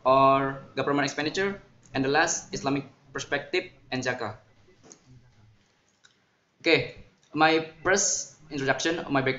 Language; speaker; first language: English; non-native, learner; Indonesian